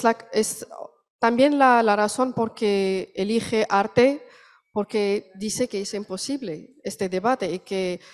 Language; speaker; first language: Spanish; non-native, learner; Arabic